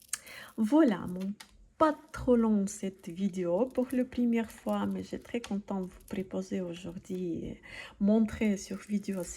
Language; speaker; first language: French; non-native, learner; Russian